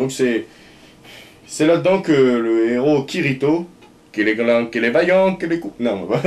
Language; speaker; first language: French; native; French